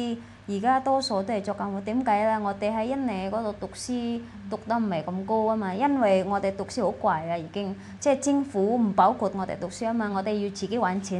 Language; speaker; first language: Cantonese; non-native, fluent; Indonesian